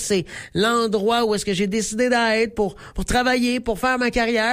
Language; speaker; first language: French; native; French